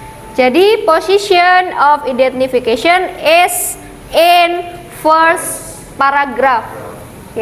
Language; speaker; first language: English; non-native, learner; Indonesian